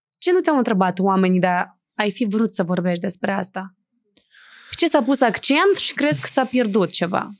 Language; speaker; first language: Romanian; native; Romanian